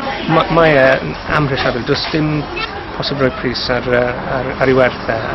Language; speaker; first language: Welsh; native; Welsh